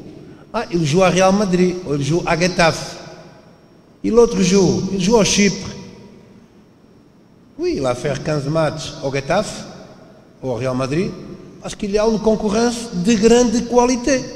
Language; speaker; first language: French; non-native, learner; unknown